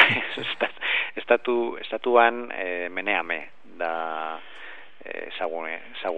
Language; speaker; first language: Basque; non-native, learner; Spanish